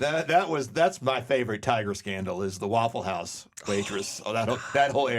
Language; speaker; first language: English; native; English